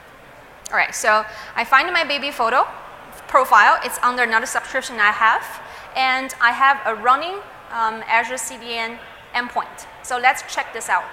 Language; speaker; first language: English; non-native, fluent; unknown